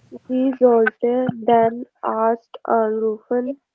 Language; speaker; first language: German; non-native, learner; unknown